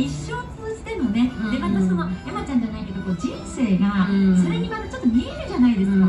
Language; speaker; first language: Japanese; native; Japanese